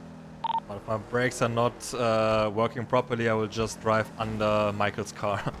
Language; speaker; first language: English; non-native, fluent; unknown